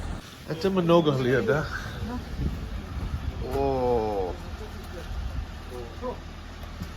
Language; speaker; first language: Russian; non-native, learner; English